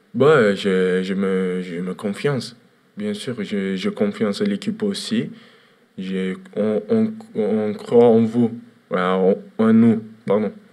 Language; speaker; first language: French; non-native, learner; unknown